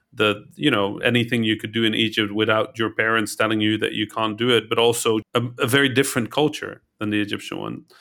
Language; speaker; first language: English; early bilingual, heritage; Dutch